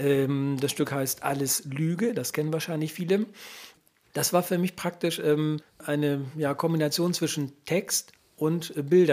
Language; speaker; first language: German; native; German